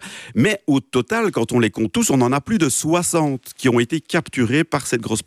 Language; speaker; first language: French; native; French